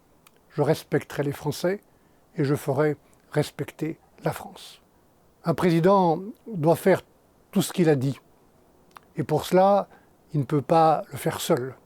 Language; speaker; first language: French; native; French